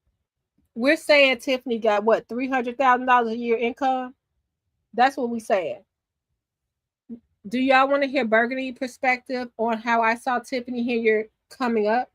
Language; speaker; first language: English; native; English